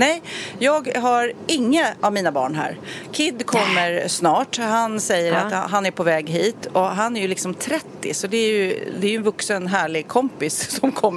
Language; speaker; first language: Swedish; native; Swedish